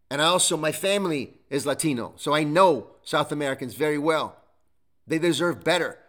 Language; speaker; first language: English; non-native, fluent; Italian